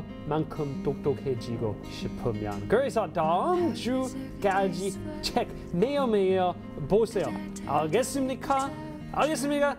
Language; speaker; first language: Korean; non-native, fluent; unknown